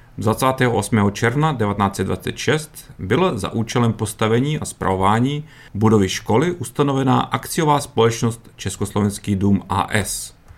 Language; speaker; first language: Czech; early bilingual, heritage; Czech